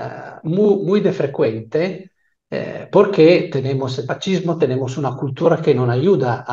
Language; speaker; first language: Spanish; non-native, fluent; Italian